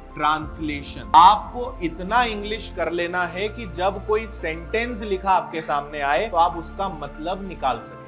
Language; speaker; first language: Hindi; native; Hindi